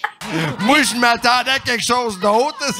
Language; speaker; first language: French; native; French